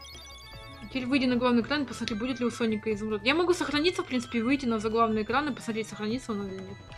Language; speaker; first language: Russian; native; Russian